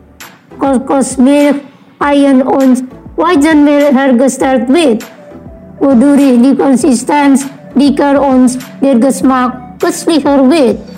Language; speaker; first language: German; non-native, fluent; Indonesian